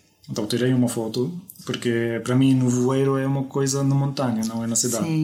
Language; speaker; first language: Portuguese; non-native, fluent; Arabic